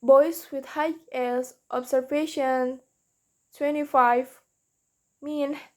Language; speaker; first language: English; non-native, learner; Indonesian